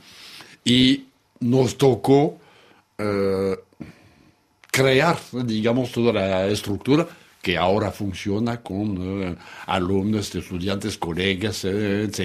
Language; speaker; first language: Spanish; non-native, fluent; French